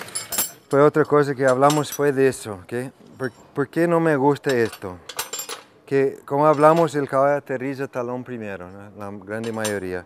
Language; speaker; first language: Spanish; non-native, fluent; English